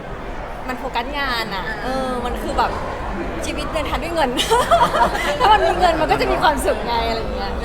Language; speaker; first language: Thai; native; Thai